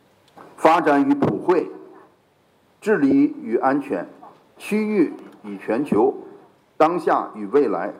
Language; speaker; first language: Chinese; native; Chinese